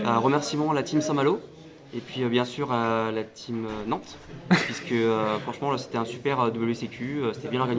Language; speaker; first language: French; native; French